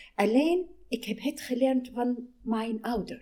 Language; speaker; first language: Dutch; non-native, learner; Arabic